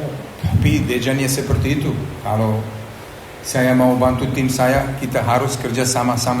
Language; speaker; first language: Indonesian; non-native, fluent; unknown